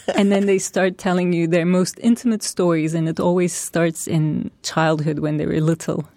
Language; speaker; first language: English; non-native, fluent; Turkish